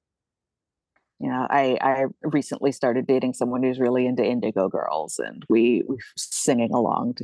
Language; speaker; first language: English; native; English